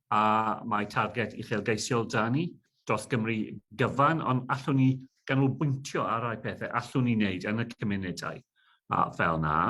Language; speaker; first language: Welsh; non-native, local second language; English